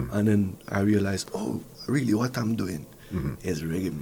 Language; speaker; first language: English; non-native, fluent; French